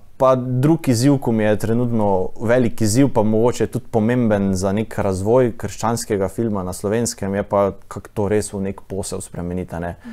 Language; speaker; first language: Slovenian; native; Slovenian